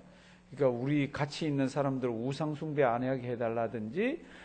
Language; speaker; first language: Korean; native; Korean